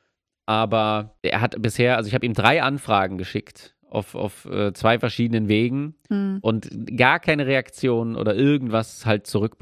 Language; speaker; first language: German; native; German